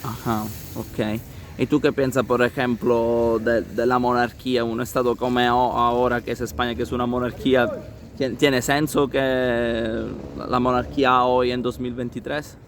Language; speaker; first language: Spanish; non-native, learner; Italian